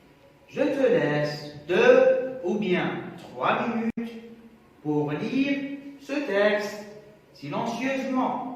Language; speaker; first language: French; non-native, local second language; Arabic